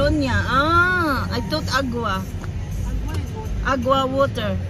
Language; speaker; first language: English; non-native, local second language; Filipino